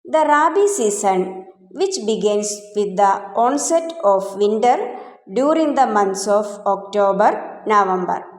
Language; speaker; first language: English; non-native, local second language; Malayalam